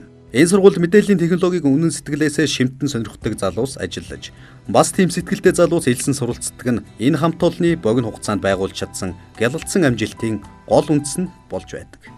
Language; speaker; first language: Mongolian; native; Mongolian